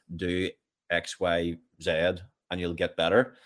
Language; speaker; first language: English; native; English